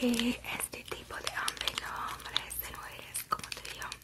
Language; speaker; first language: Spanish; non-native, learner; English